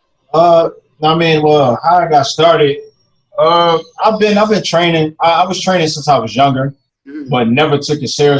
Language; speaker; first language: English; native; English